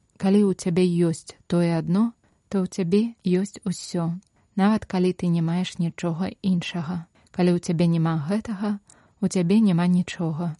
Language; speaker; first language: Belarusian; native; Belarusian